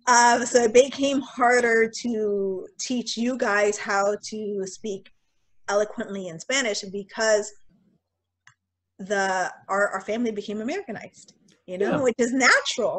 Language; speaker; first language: English; early bilingual, other home language; Spanish